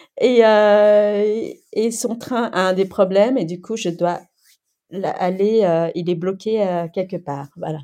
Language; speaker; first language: French; early bilingual, other home language; Khmer